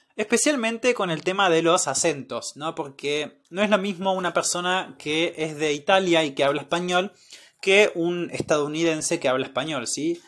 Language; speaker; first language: Spanish; native; Spanish